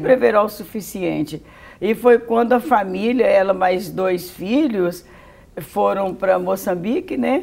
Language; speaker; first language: Portuguese; native; Portuguese